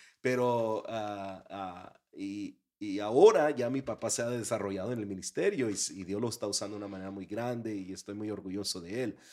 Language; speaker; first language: Spanish; early bilingual, heritage; Spanish